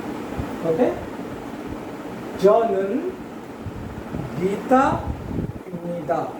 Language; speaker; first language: Korean; non-native, fluent; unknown